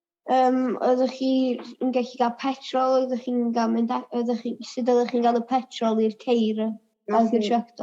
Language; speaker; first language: Welsh; native; Welsh